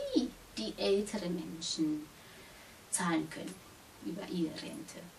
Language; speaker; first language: German; non-native, fluent; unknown